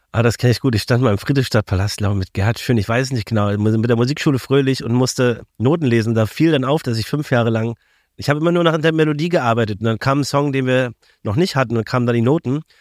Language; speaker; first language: German; native; German